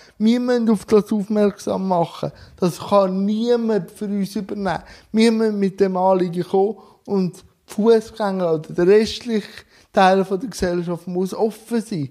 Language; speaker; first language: German; native; German